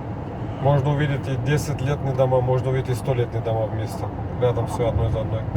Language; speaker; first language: Russian; non-native, local second language; Kyrgyz